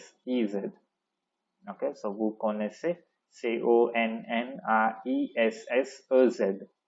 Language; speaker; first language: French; non-native, fluent; Tamil